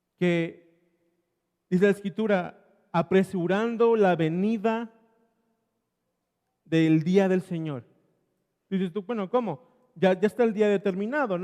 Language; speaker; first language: Spanish; native; Spanish